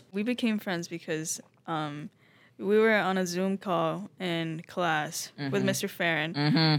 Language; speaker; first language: English; early bilingual, other home language; Spanish